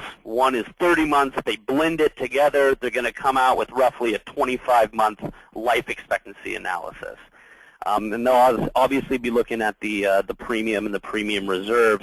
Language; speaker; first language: English; native; English